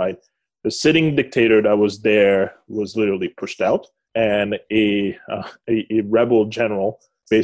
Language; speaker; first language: English; non-native, fluent; Lingala